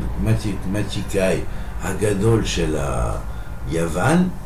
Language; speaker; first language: Hebrew; non-native, fluent; French